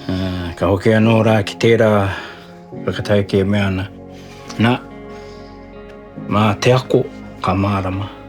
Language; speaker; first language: Māori; non-native, local second language; English